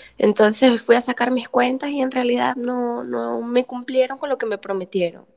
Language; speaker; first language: Spanish; native; Spanish